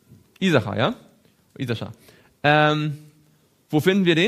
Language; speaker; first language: German; native; German